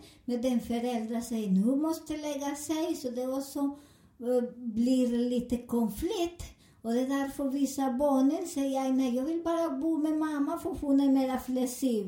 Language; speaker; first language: Swedish; non-native, learner; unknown